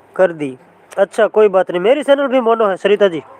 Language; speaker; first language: Hindi; non-native, local second language; Gujarati